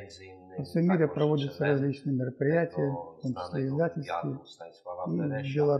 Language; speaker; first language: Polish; non-native, learner; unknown